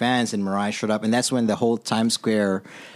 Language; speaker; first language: English; non-native, local second language; Filipino